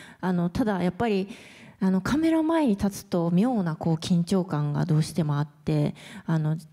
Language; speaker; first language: Japanese; native; Japanese